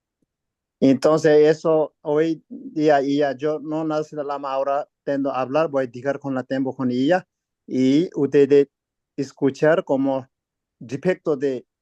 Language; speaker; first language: Spanish; non-native, learner; Tibetan